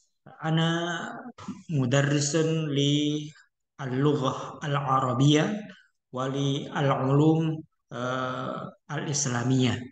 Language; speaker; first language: Arabic; non-native, fluent; Indonesian